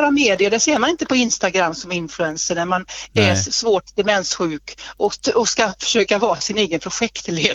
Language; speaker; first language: Swedish; native; Swedish